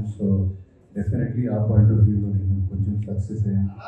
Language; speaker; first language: Telugu; non-native, fluent; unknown